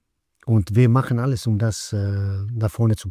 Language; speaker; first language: German; non-native, fluent; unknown